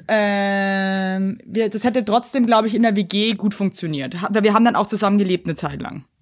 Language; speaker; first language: German; native; German